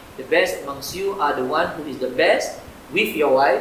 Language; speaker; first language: English; non-native, local second language; Malay